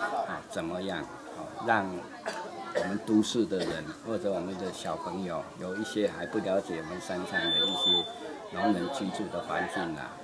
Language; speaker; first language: Chinese; native; Chinese